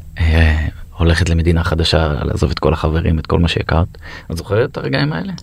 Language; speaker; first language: Hebrew; native; Hebrew